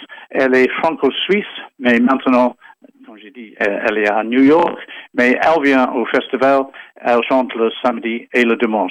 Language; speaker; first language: French; non-native, fluent; English